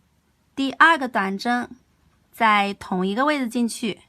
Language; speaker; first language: Chinese; native; Chinese